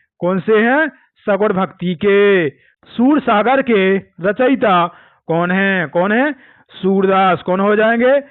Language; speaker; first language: Hindi; native; Hindi